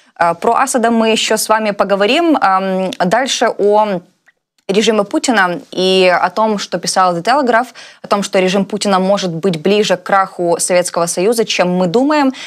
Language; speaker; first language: Russian; non-native, local second language; Ukrainian